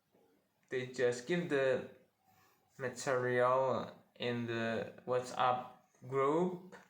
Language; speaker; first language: English; non-native, learner; Indonesian